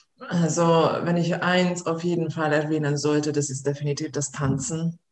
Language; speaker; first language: German; non-native, fluent; Hungarian